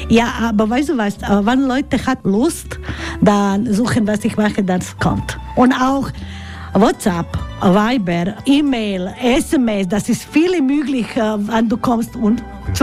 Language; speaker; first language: German; non-native, learner; Croatian